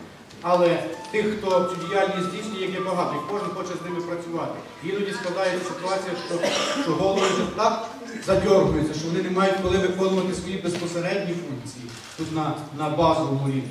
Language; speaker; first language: Ukrainian; native; Ukrainian